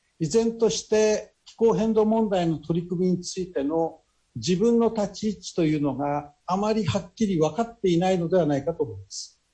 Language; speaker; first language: Japanese; native; Japanese